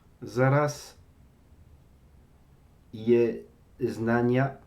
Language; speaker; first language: Ukrainian; non-native, learner; French